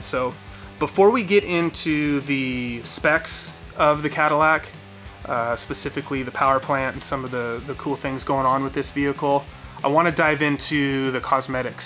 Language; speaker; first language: English; native; English